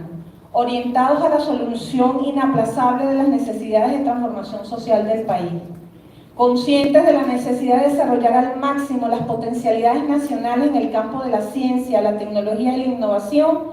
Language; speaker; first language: Spanish; native; Spanish